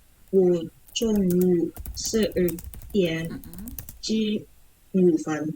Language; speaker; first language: Chinese; non-native, learner; Indonesian